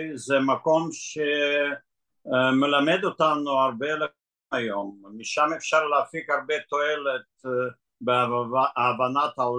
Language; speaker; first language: Hebrew; non-native, fluent; Russian